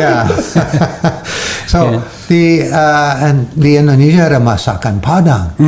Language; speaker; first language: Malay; non-native, fluent; English